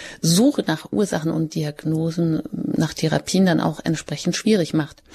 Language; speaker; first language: German; native; German